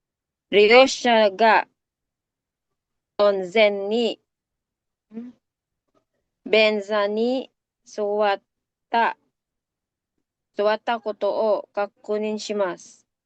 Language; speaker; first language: Japanese; non-native, learner; Filipino